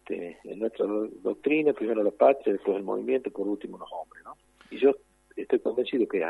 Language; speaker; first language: Spanish; native; Spanish